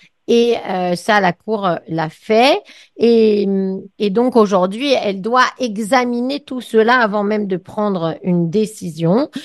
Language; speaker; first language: French; native; French